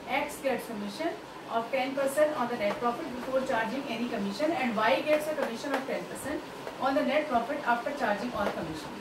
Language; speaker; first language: English; non-native, local second language; Hindi